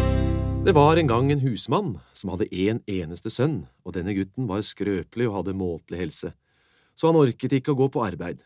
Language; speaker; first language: Norwegian; native; Norwegian